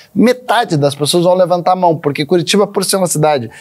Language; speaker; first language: Portuguese; native; Portuguese